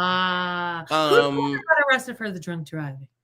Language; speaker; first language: English; native; English